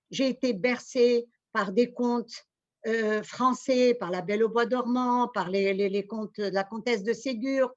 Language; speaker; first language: French; non-native, local second language; Arabic